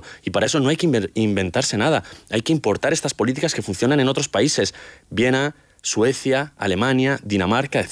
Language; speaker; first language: Spanish; native; Spanish